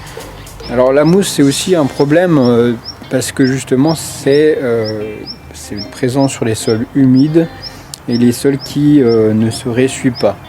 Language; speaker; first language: French; native; French